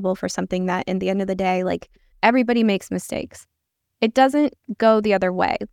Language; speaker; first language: English; native; English